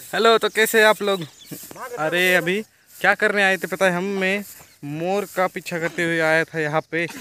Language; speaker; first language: Hindi; non-native, local second language; Marathi